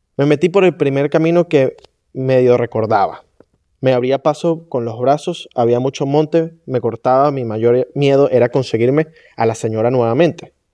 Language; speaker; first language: Spanish; native; Spanish